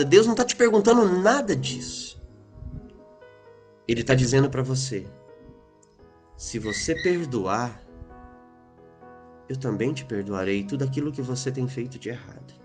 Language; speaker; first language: Portuguese; native; Portuguese